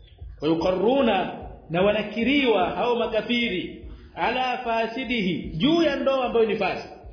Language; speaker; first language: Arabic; non-native, fluent; Swahili